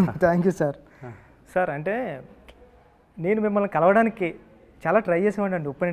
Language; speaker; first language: Telugu; native; Telugu